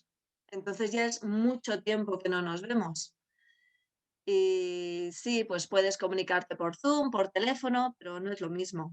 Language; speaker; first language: Spanish; non-native, local second language; Basque